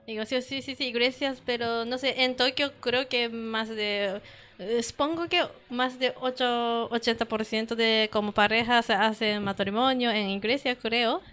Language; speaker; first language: Spanish; non-native, learner; Japanese